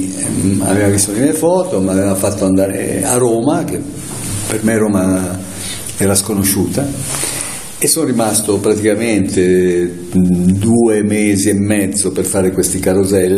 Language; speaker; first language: Italian; native; Italian